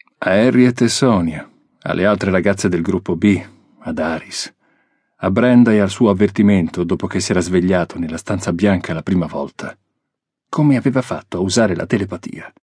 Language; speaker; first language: Italian; native; Italian